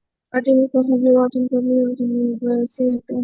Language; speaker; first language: Arabic; non-native, learner; Bangla